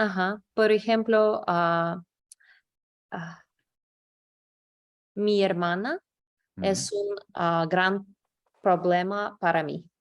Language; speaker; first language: Spanish; non-native, learner; English